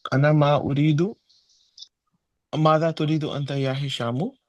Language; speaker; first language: Arabic; non-native, learner; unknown